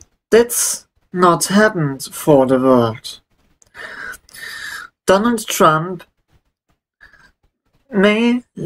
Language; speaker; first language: English; non-native, learner; German